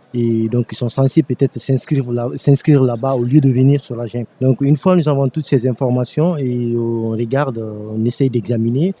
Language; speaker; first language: French; non-native, local second language; Fula